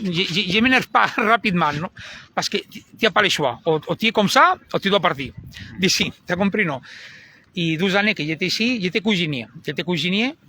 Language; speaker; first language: French; non-native, learner; Spanish